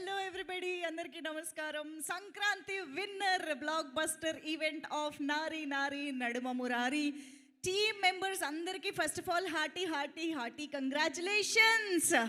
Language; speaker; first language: Telugu; native; Telugu